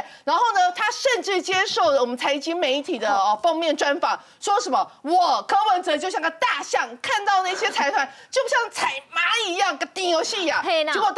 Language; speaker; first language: Chinese; native; Chinese